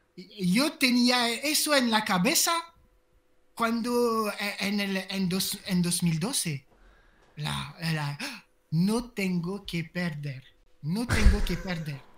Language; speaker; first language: Spanish; non-native, fluent; French